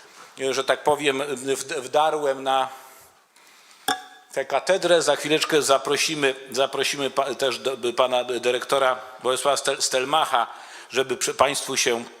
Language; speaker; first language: Polish; native; Polish